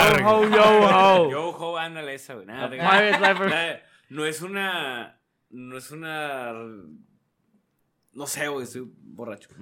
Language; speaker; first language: Spanish; native; Spanish